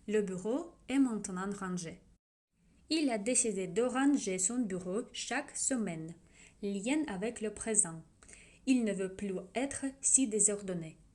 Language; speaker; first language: French; non-native, fluent; Russian